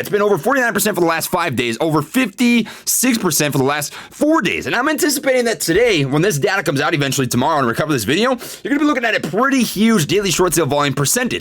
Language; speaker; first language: English; native; English